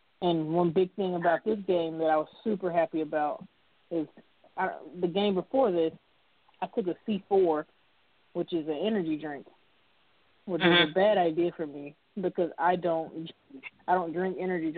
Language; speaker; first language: English; native; English